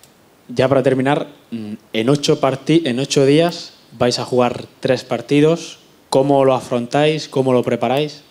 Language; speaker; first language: Spanish; native; Spanish